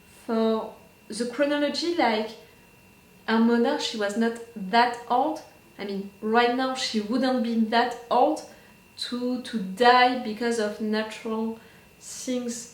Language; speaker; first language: English; non-native, fluent; French